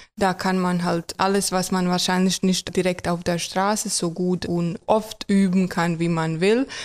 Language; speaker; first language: German; non-native, fluent; Croatian